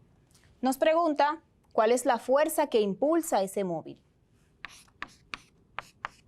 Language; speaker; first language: Spanish; native; Spanish